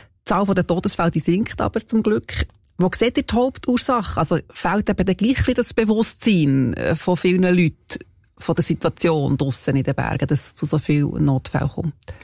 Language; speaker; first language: German; native; German